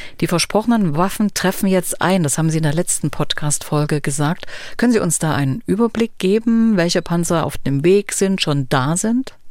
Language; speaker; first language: German; native; German